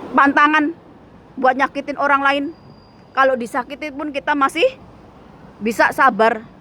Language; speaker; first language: Indonesian; non-native, local second language; Javanese